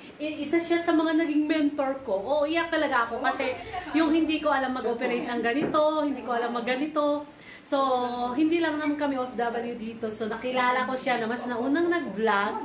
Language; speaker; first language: Filipino; native; Filipino